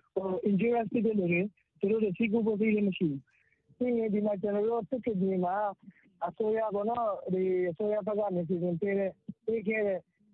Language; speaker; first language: Burmese; non-native, local second language; Rohingya